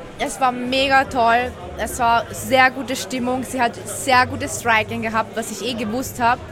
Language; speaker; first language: German; early bilingual, other home language; Persian